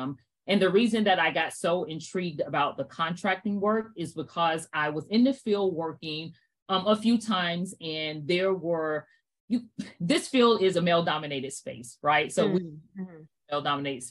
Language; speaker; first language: English; native; English